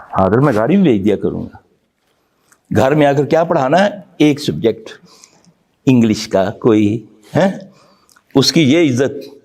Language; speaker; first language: Urdu; non-native, local second language; Punjabi